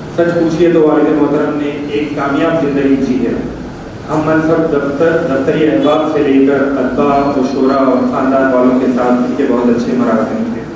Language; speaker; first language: Urdu; native; Urdu